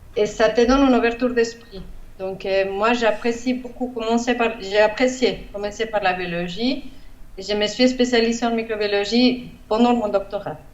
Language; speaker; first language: French; non-native, fluent; Spanish